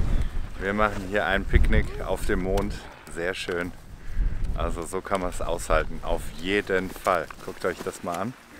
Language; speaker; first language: German; native; German